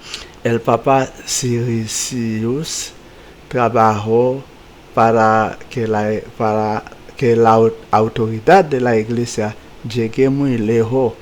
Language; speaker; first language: Spanish; non-native, fluent; Haitian Creole